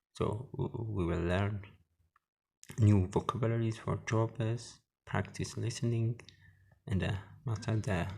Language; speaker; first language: English; non-native, local second language; Amharic